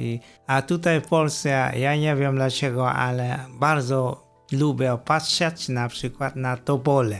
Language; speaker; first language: Polish; non-native, fluent; Vietnamese